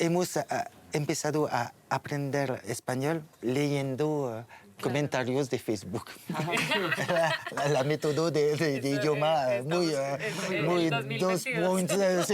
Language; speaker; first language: Spanish; non-native, learner; French